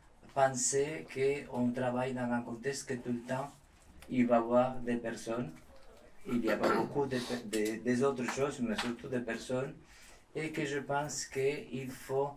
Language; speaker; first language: French; non-native, learner; Spanish